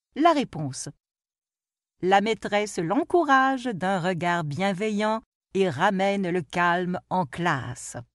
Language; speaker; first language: French; non-native, local second language; Arabic